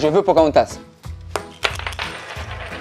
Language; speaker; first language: French; native; French